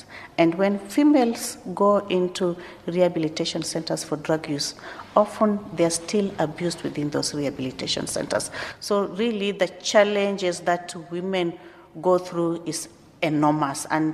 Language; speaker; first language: English; non-native, local second language; Luo (Kenya and Tanzania)